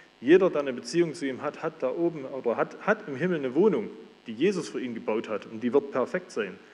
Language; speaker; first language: German; native; German